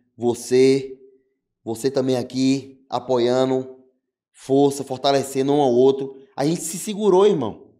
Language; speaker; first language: Portuguese; native; Portuguese